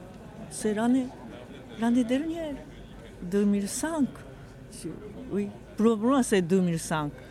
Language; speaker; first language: French; non-native, fluent; Japanese